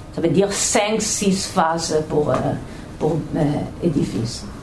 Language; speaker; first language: French; non-native, fluent; Catalan